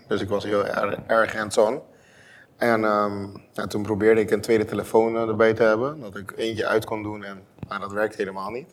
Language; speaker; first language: Dutch; non-native, local second language; Papiamento